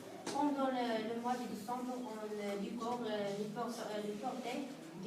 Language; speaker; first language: French; non-native, learner; Arabic